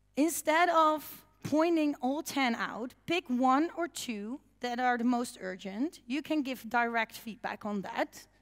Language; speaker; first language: English; non-native, fluent; Dutch